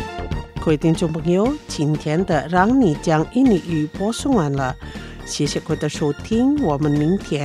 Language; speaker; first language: Chinese; non-native, fluent; Indonesian